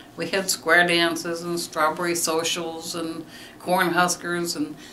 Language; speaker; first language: English; native; English